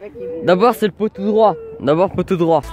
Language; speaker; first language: French; native; French